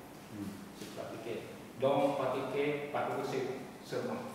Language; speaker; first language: French; non-native, learner; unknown